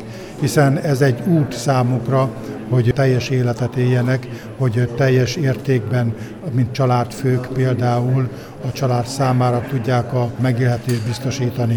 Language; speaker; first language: Hungarian; native; Hungarian